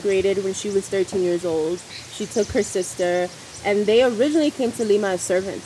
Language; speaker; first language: English; native; English